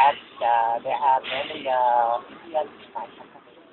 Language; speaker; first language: English; non-native, learner; Vietnamese